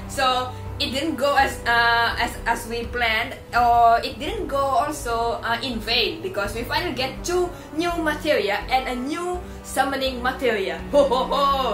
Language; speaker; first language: English; non-native, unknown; Indonesian